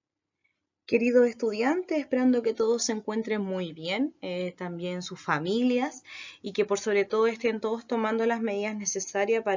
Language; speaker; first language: Spanish; native; Spanish